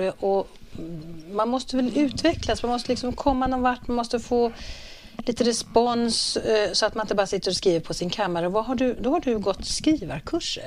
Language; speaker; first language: Swedish; native; Swedish